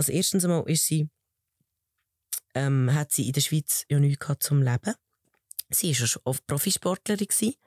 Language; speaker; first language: German; early bilingual, other home language; Spanish